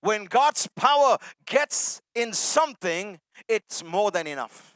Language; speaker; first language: English; non-native, local second language; Tamil